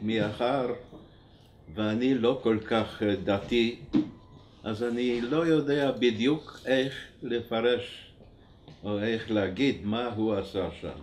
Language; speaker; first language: Hebrew; non-native, fluent; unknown